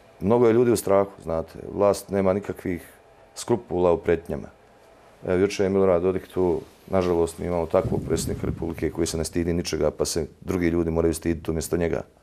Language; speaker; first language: Serbian; native; Serbian